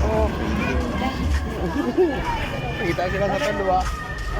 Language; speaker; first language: Filipino; non-native, local second language; Cebuano